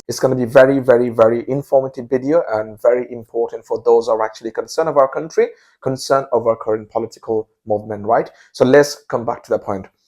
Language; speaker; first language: English; non-native, local second language; Bangla